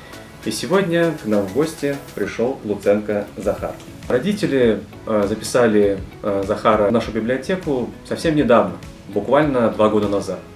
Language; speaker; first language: Russian; native; Russian